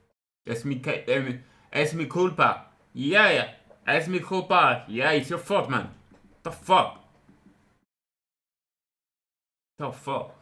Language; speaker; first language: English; non-native, fluent; French